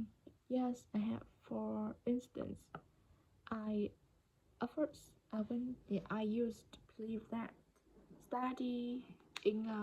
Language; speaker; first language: English; non-native, learner; Vietnamese